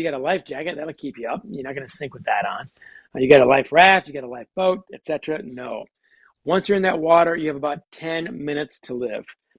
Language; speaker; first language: English; native; English